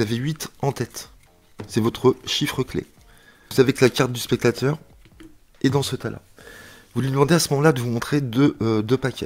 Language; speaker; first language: French; native; French